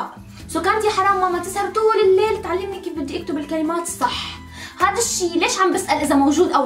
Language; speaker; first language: Arabic; native; Arabic